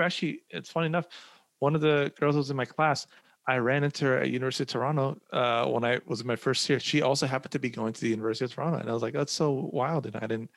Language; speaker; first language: English; early bilingual, other home language; Somali